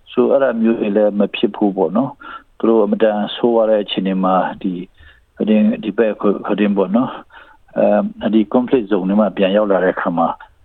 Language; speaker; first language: Burmese; non-native, local second language; Karen languages